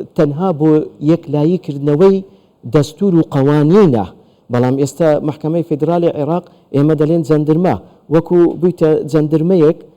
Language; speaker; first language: Central Kurdish; non-native, local second language; Turkish